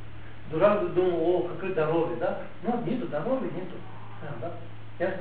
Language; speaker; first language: Russian; non-native, learner; Tibetan